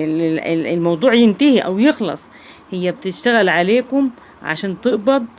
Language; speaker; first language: Arabic; native; Arabic